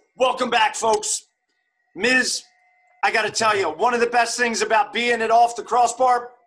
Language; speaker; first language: English; early bilingual, other home language; German